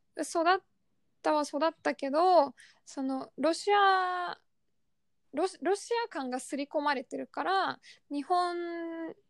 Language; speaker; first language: Japanese; early bilingual, other home language; Russian